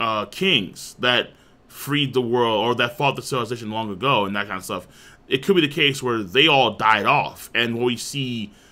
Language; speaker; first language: English; native; English